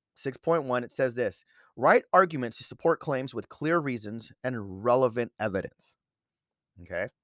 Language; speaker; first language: English; native; English